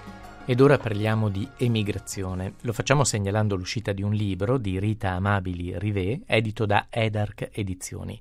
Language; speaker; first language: Italian; native; Italian